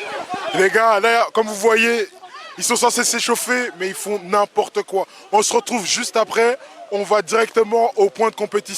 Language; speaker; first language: French; native; French